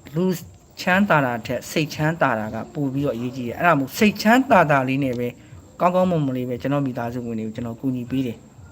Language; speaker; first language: Burmese; native; Burmese